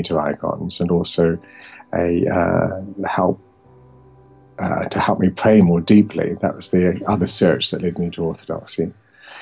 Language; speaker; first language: English; native; English